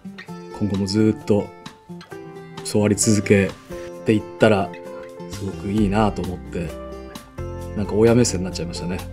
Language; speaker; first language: Japanese; native; Japanese